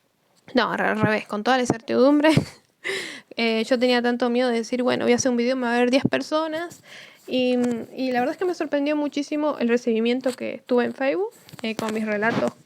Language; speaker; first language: Spanish; native; Spanish